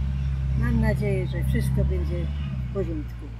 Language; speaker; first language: Polish; non-native, local second language; German